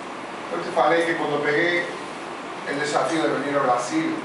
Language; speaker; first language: Portuguese; non-native, fluent; Spanish